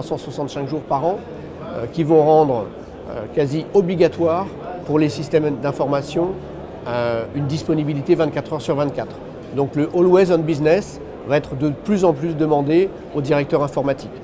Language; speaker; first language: French; native; French